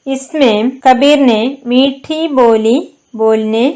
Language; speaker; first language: Hindi; non-native, local second language; Malayalam